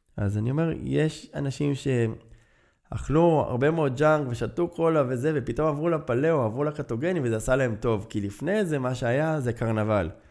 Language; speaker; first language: Hebrew; native; Hebrew